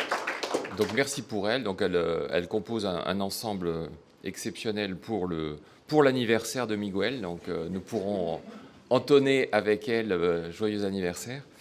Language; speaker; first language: French; native; French